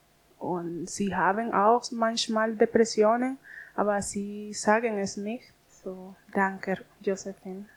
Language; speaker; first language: German; non-native, learner; Spanish